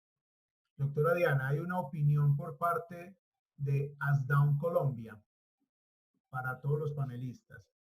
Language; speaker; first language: Spanish; native; Spanish